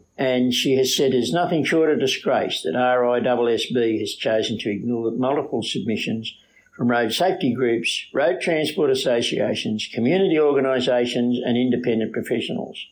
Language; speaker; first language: English; native; English